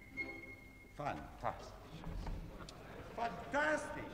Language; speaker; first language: German; non-native, fluent; English